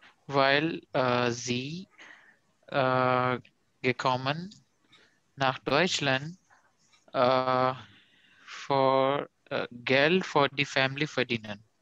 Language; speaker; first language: German; non-native, learner; Urdu